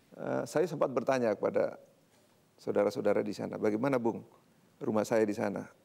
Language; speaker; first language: Indonesian; native; Indonesian